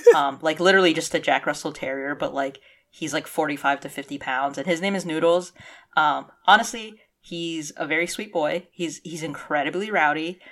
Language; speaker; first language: English; early bilingual, other home language; Cantonese